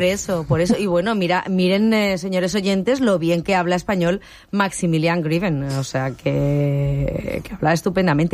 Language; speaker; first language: Spanish; native; Spanish